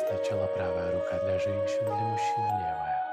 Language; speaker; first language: Russian; native; Russian